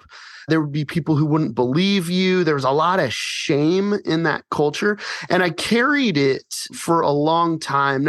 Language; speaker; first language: English; native; English